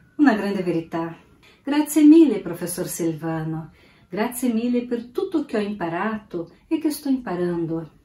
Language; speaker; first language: Italian; non-native, learner; Portuguese